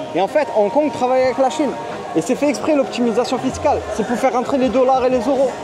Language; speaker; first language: French; native; French